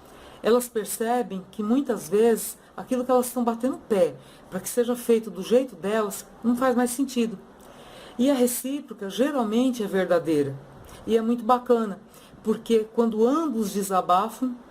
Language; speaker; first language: Portuguese; native; Portuguese